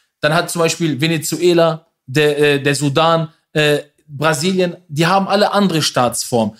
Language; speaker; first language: German; early bilingual, other home language; Persian